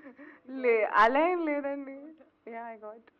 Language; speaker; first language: Telugu; native; Telugu